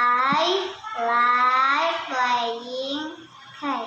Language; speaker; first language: English; non-native, learner; Indonesian